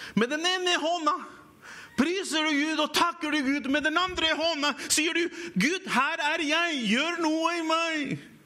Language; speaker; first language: Norwegian; non-native, fluent; Spanish